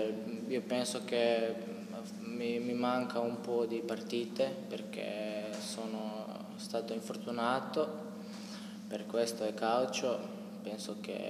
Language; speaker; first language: Italian; non-native, learner; Croatian